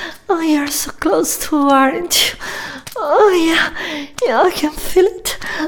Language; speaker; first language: English; non-native, fluent; Italian